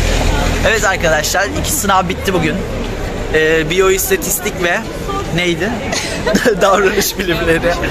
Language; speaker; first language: Turkish; native; Turkish